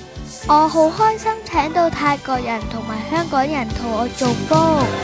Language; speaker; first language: Cantonese; early bilingual, other home language; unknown